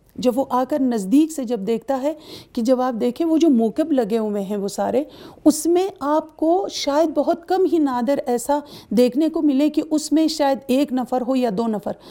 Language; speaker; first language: Urdu; native; Urdu